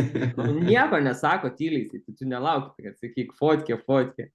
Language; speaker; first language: Lithuanian; native; Lithuanian